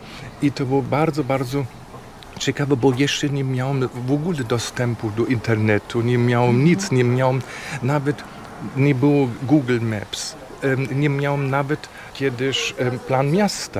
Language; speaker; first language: Polish; non-native, fluent; German